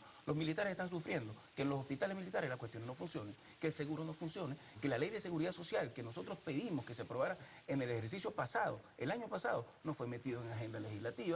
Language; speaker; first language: Spanish; native; Spanish